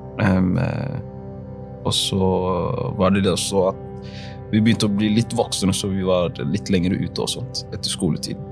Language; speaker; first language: Norwegian; early bilingual, other home language; Somali